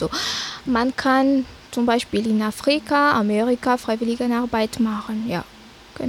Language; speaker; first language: German; non-native, fluent; Malagasy